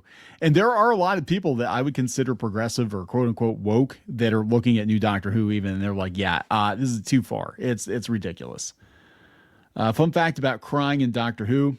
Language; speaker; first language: English; native; English